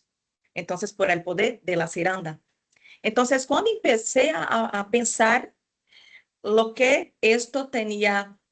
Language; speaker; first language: Spanish; non-native, fluent; Portuguese